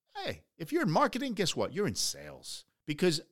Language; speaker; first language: English; early bilingual, other home language; Spanish